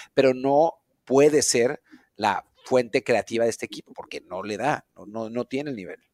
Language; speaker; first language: Spanish; native; Spanish